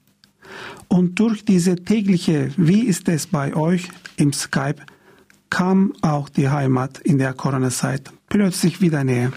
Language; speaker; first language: German; non-native, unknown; Turkish